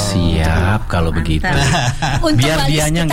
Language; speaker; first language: Indonesian; native; Indonesian